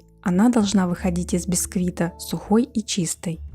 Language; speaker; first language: Russian; native; Russian